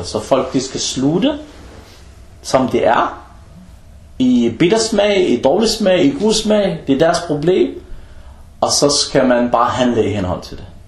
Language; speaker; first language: Danish; non-native, fluent; Arabic